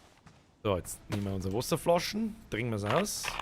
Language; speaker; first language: German; native; German